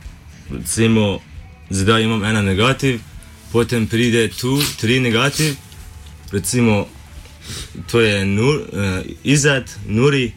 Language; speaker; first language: Slovenian; non-native, learner; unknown